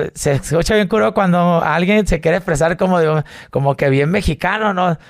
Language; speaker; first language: Spanish; native; Spanish